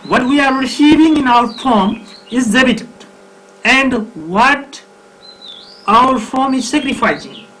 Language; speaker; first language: English; non-native, local second language; Nepali